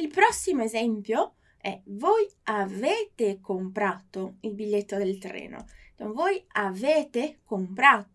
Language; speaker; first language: Italian; non-native, fluent; Portuguese